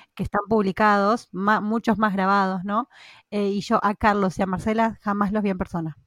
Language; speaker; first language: Spanish; native; Spanish